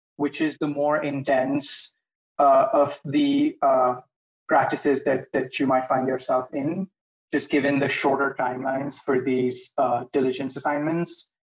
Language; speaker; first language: English; non-native, local second language; Hindi